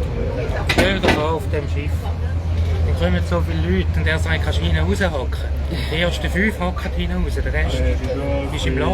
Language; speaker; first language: German; native; German